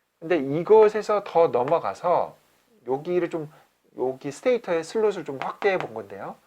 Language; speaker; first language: Korean; native; Korean